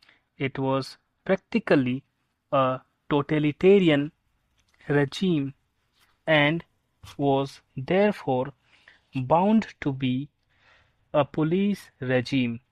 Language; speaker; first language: English; non-native, local second language; Hindi